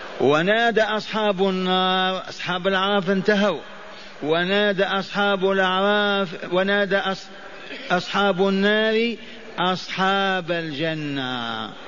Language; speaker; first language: Arabic; native; Arabic